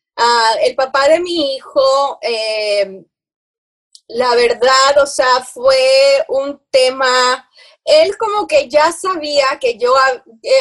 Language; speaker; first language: Spanish; early bilingual, heritage; Spanish